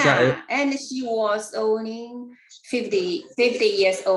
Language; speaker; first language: English; non-native, learner; Chinese